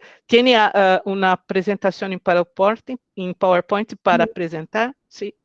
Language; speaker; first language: Spanish; non-native, fluent; Portuguese